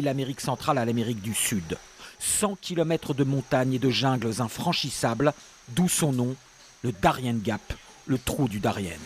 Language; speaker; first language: French; native; French